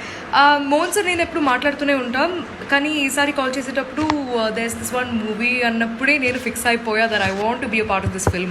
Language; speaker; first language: Telugu; non-native, fluent; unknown